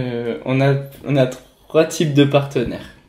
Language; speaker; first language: French; native; French